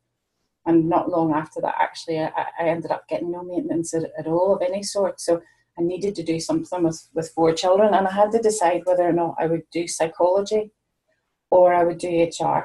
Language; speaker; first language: English; native; English